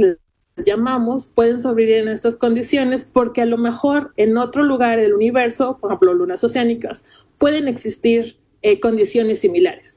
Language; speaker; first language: Spanish; native; Spanish